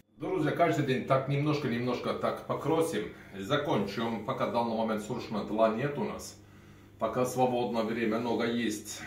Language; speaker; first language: Russian; non-native, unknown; Turkish